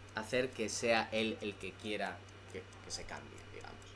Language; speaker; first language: Spanish; native; Spanish